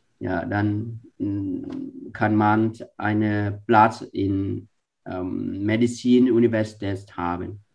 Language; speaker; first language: German; non-native, learner; Vietnamese